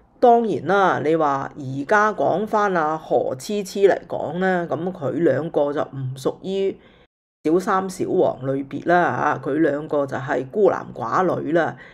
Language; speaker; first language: Cantonese; native; Cantonese